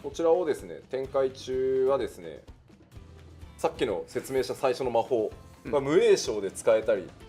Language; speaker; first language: Japanese; native; Japanese